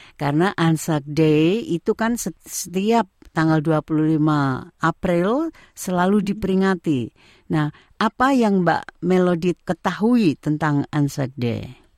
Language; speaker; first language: Indonesian; native; Indonesian